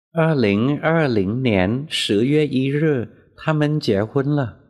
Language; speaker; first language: Chinese; non-native, fluent; Vietnamese